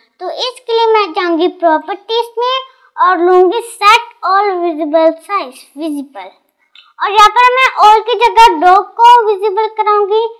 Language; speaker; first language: Hindi; non-native, local second language; Punjabi